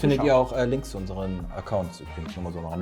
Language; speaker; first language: German; native; German